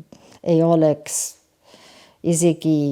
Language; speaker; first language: Estonian; early bilingual, heritage; Estonian